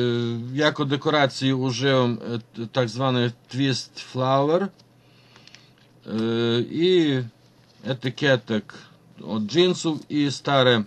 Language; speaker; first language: Polish; non-native, fluent; Ukrainian